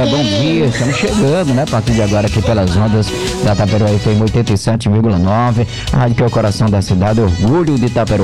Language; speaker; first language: Portuguese; native; Portuguese